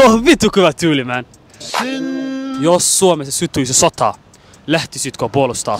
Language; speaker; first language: Finnish; early bilingual, other home language; Arabic